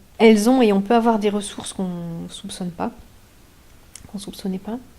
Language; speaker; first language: French; native; French